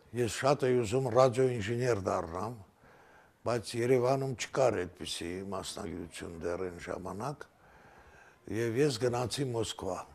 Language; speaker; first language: Armenian; native; Armenian